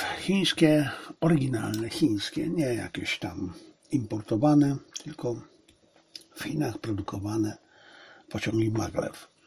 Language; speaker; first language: Polish; early bilingual, other home language; Chinese